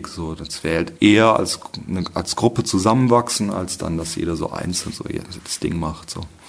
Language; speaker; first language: German; native; German